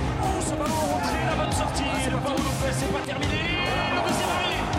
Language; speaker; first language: French; native; French